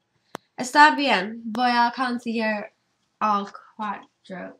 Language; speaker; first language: Spanish; non-native, learner; English